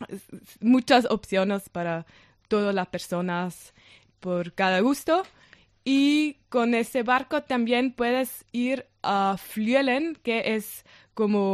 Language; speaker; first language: Spanish; non-native, learner; German